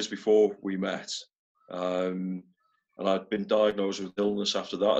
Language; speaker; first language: English; native; English